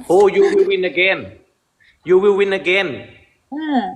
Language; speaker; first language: English; non-native, learner; Thai